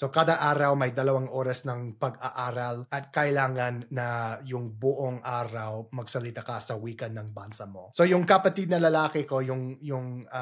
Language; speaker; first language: Filipino; non-native, fluent; English